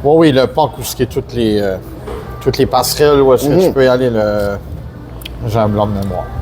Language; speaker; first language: French; native; French